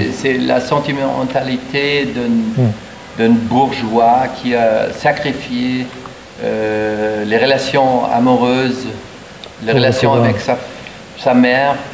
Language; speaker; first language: French; non-native, fluent; German